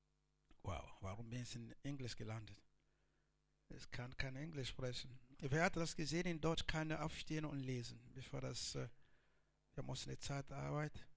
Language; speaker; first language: German; non-native, learner; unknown